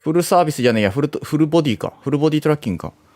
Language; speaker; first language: Japanese; native; Japanese